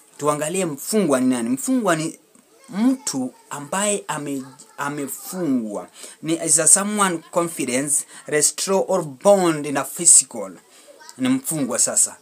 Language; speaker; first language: Swahili; non-native, local second language; Luo (Kenya and Tanzania)